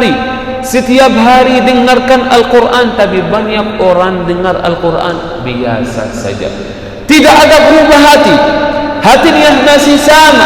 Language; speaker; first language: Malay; non-native, fluent; Arabic